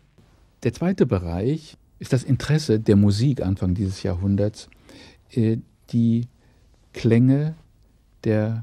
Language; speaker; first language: German; native; German